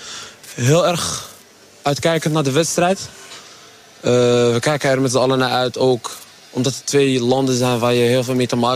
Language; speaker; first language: Dutch; native; Dutch